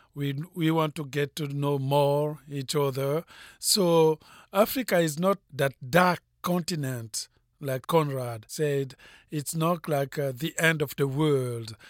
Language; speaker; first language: English; non-native, fluent; French